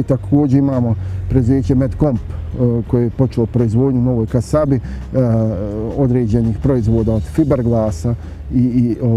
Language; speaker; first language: Bosnian; native; Bosnian